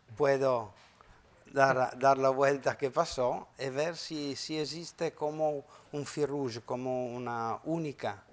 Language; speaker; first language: Spanish; non-native, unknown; Italian